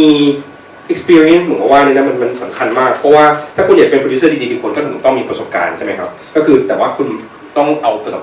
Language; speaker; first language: Thai; early bilingual, heritage; Thai